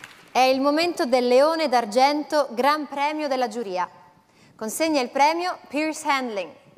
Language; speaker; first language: Italian; native; Italian